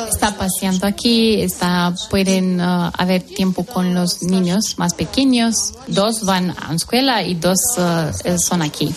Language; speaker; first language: Spanish; non-native, learner; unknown